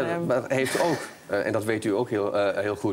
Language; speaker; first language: Dutch; native; Dutch